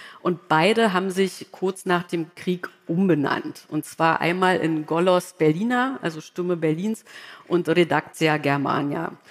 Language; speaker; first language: German; native; German